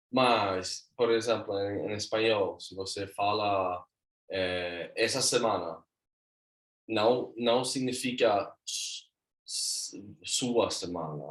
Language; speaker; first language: Portuguese; non-native, learner; Swedish